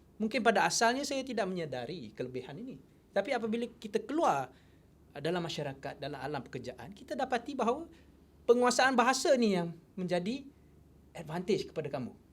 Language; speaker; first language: Malay; non-native, local second language; Chinese